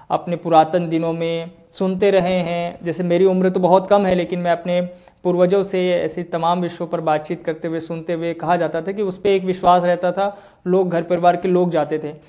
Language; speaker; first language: Hindi; native; Hindi